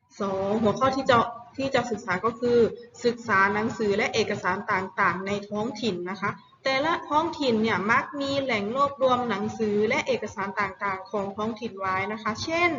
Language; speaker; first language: Thai; native; Thai